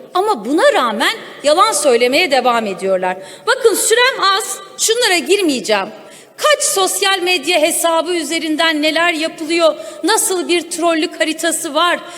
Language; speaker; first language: Turkish; non-native, local second language; Kurdish